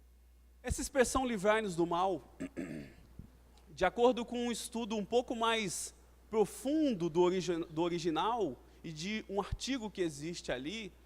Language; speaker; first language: Portuguese; native; Portuguese